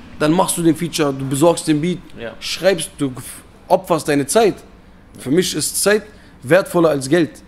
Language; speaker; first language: German; early bilingual, other home language; Turkish